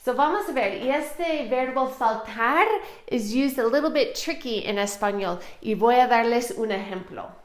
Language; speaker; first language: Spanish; non-native, fluent; English